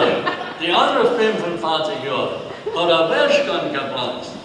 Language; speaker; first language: German; early bilingual, heritage; English